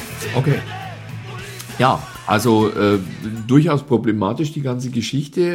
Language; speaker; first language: German; native; German